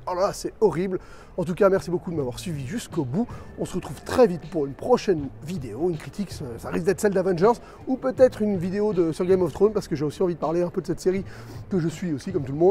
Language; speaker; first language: French; native; French